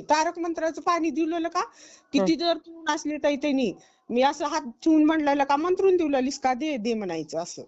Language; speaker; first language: Marathi; native; Marathi